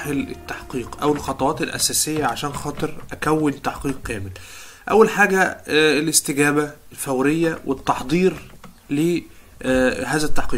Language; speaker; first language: Arabic; native; Arabic